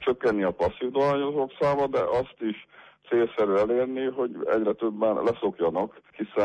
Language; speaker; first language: Hungarian; native; Hungarian